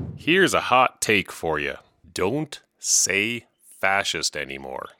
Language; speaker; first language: English; native; English